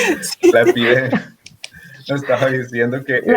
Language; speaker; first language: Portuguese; non-native, fluent; Spanish